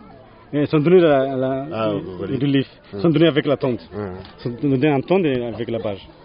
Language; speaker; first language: French; non-native, learner; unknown